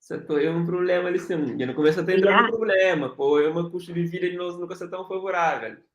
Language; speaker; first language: Portuguese; non-native, local second language; Kabuverdianu